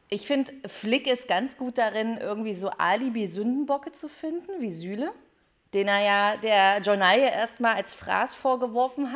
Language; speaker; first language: German; native; German